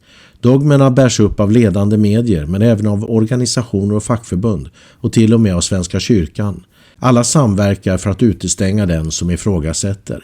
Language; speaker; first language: Swedish; native; Swedish